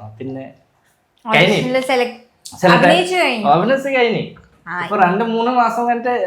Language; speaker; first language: Malayalam; non-native, local second language; Bangla